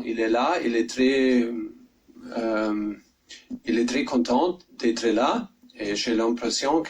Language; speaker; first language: French; non-native, learner; German